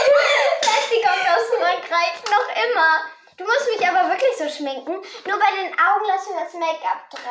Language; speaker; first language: German; early bilingual, other home language; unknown